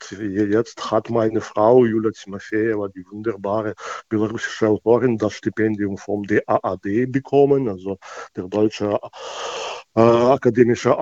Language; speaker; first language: German; non-native, fluent; Russian